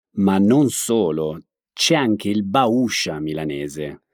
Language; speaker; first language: Italian; native; Italian